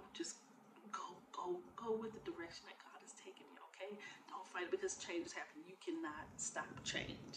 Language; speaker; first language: English; native; English